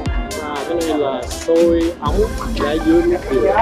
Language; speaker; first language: Vietnamese; early bilingual, heritage; Vietnamese